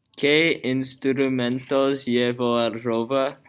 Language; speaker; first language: Spanish; non-native, learner; English